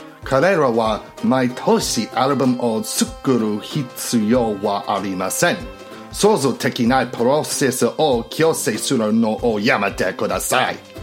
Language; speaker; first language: Japanese; non-native, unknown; English